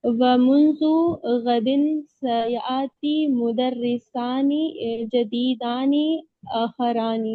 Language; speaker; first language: Arabic; non-native, learner; Urdu